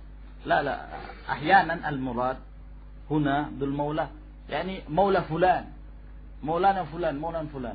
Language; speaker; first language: Arabic; non-native, fluent; Indonesian